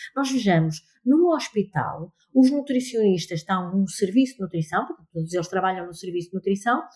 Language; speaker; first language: Portuguese; native; Portuguese